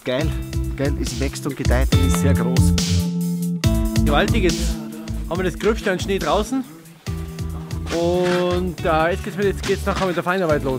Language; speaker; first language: German; native; German